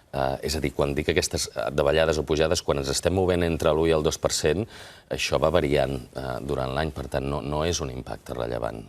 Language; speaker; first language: Catalan; native; Catalan